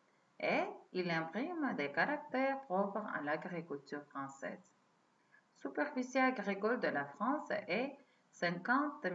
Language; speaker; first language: French; non-native, fluent; Uzbek